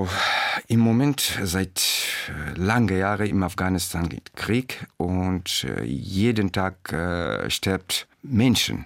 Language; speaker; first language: German; non-native, learner; Persian